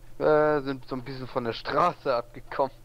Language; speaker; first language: German; native; German